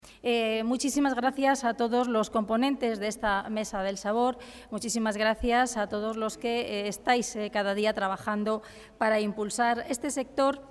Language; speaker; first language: Spanish; native; Spanish